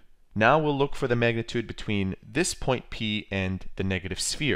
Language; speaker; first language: English; native; English